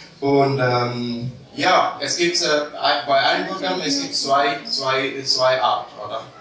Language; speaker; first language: German; non-native, learner; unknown